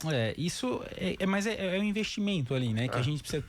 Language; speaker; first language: Portuguese; native; Portuguese